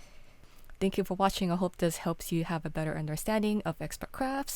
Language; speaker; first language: English; native; English